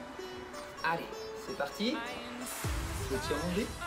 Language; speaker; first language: French; native; French